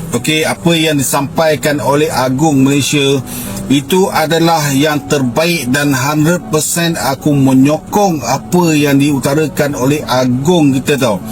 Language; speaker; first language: Malay; native; Malay